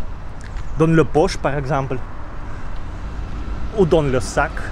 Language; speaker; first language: French; non-native, learner; Russian